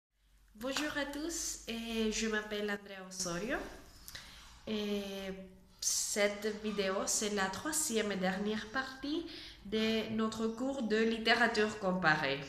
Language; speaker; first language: French; non-native, learner; Spanish